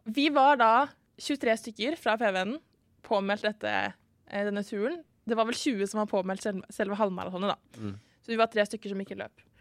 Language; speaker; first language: Norwegian; native; Norwegian